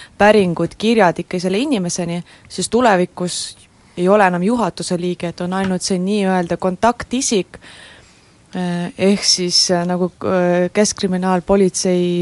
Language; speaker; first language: Estonian; non-native, local second language; Russian